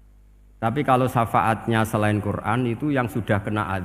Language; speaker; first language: Indonesian; non-native, local second language; Javanese